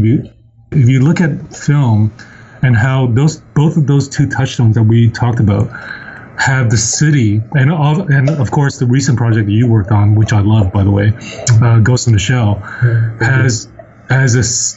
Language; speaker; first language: English; non-native, local second language; Cantonese